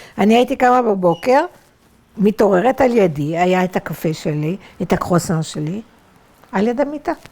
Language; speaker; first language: Hebrew; non-native, fluent; French